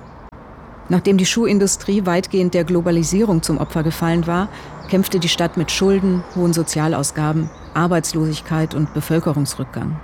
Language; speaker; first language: German; native; German